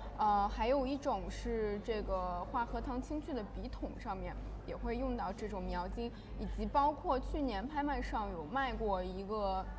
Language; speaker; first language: Chinese; native; Chinese